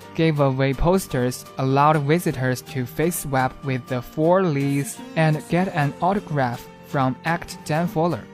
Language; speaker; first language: English; non-native, fluent; Chinese